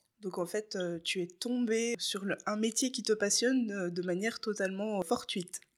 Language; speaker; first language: French; native; French